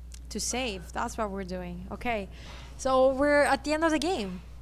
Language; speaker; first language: English; early bilingual, other home language; Italian